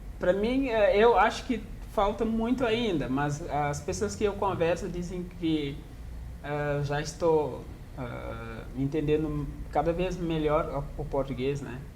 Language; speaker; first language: Portuguese; non-native, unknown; Wolof